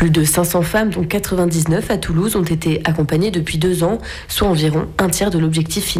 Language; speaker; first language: French; native; French